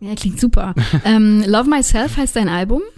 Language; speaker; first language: German; native; German